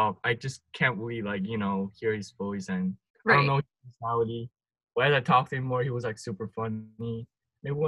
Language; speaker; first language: English; non-native, fluent; Turkish